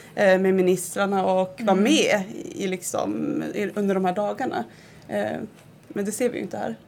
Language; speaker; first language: Swedish; native; Swedish